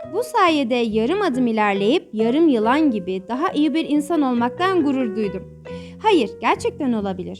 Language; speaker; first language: Turkish; native; Turkish